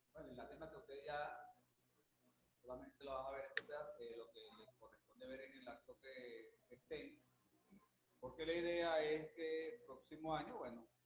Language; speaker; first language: Spanish; native; Spanish